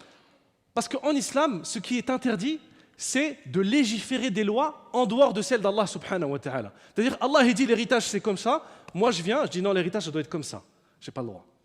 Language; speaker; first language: French; native; French